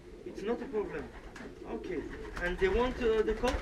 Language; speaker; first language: English; non-native, learner; French